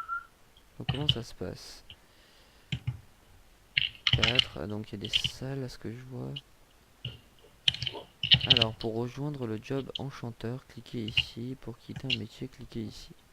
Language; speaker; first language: French; native; French